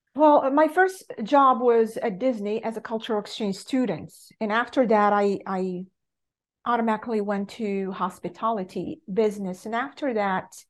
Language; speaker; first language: English; non-native, fluent; Arabic